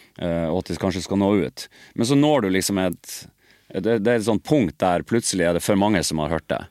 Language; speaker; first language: Norwegian; native; Norwegian